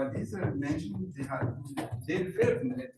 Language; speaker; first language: German; non-native, fluent; Rundi